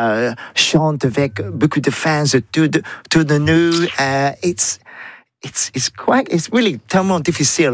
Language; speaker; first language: French; non-native, learner; English